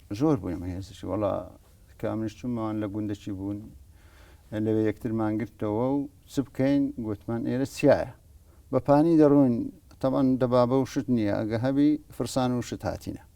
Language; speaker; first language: Central Kurdish; native; Central Kurdish